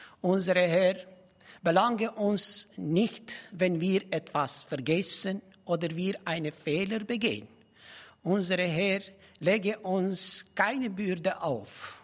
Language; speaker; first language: German; non-native, fluent; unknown